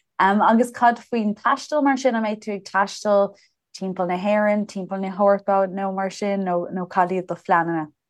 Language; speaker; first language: Irish; non-native, local second language; English